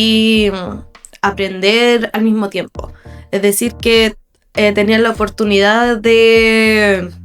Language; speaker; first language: Spanish; non-native, fluent; English